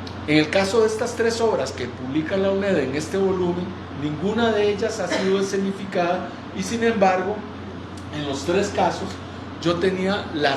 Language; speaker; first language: Spanish; native; Spanish